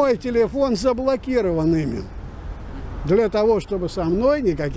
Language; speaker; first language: Russian; native; Russian